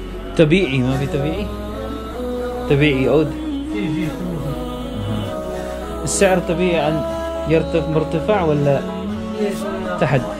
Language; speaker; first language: Arabic; non-native, learner; Filipino